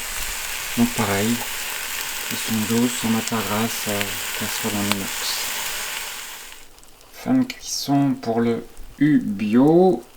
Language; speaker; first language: French; native; French